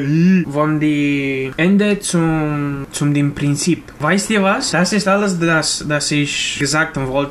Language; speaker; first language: German; non-native, learner; Romanian